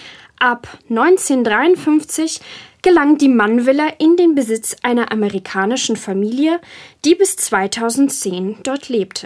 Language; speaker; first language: German; native; German